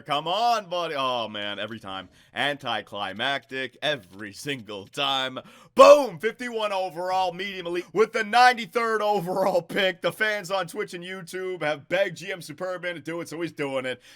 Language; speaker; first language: English; native; English